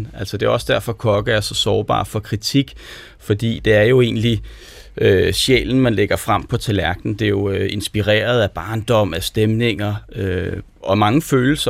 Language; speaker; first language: Danish; native; Danish